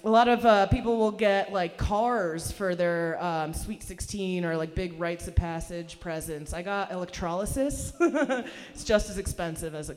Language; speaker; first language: English; early bilingual, other home language; Persian